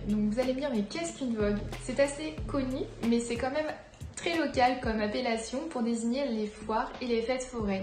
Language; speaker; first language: French; native; French